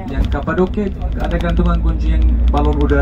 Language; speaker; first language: Indonesian; non-native, fluent; Turkish